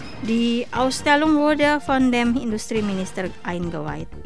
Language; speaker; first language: German; non-native, fluent; Indonesian